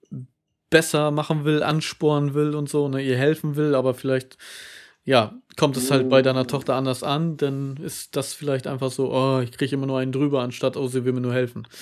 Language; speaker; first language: German; native; German